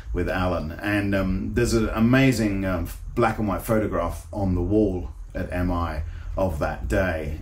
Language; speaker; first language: English; native; English